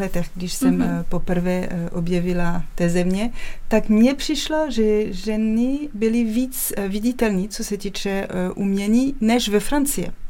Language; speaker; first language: Czech; non-native, fluent; French